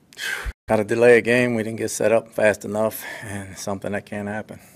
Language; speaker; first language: English; native; English